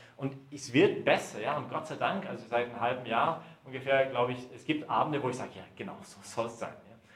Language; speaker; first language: German; early bilingual, heritage; German